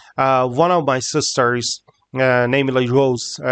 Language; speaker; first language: English; non-native, fluent; Persian